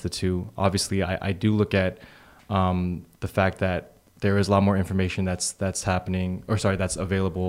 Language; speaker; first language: English; native; English